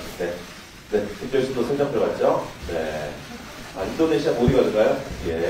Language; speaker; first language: Korean; native; Korean